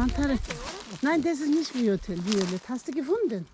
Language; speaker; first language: German; non-native, learner; Turkish